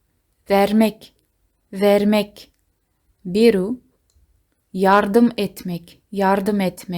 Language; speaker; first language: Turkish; non-native, fluent; Kazakh